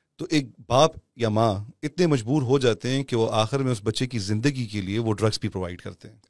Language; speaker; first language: Urdu; non-native, local second language; Pashto